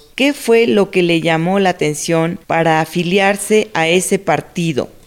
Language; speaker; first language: Spanish; native; Spanish